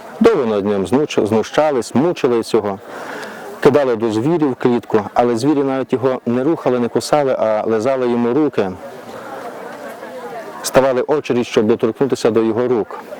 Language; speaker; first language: Ukrainian; native; Ukrainian